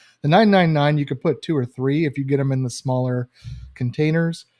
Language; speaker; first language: English; native; English